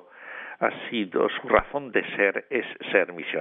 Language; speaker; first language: Spanish; native; Spanish